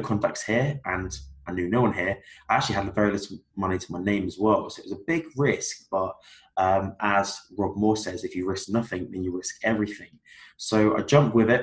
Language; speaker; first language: English; native; English